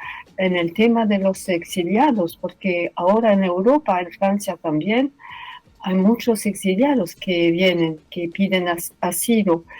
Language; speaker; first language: Spanish; non-native, fluent; French